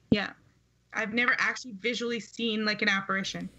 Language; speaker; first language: English; native; English